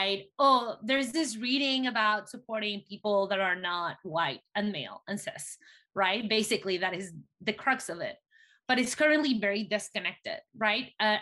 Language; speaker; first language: English; non-native, fluent; Spanish